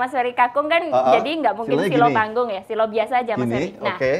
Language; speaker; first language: Indonesian; native; Indonesian